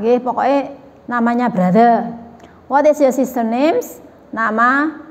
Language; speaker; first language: English; non-native, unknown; Indonesian